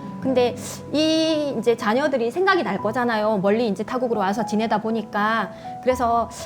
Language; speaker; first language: Korean; native; Korean